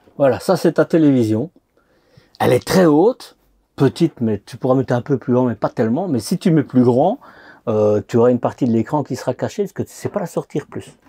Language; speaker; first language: French; native; French